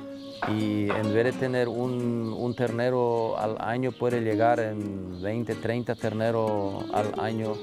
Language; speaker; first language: Spanish; non-native, local second language; German